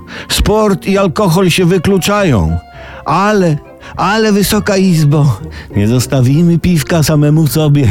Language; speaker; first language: Polish; native; Polish